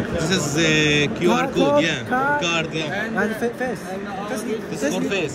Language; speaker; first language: English; non-native, learner; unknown